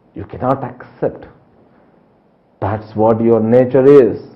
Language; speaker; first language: English; non-native, local second language; Telugu